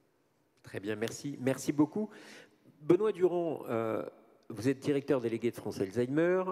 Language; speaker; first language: French; native; French